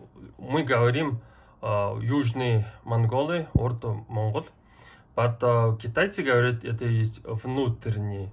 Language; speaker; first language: Russian; non-native, learner; Mongolian